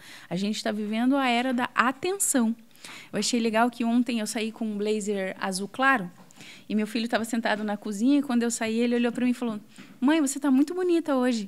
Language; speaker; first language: Portuguese; native; Portuguese